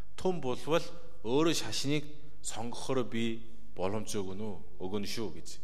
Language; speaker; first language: Mongolian; non-native, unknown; Korean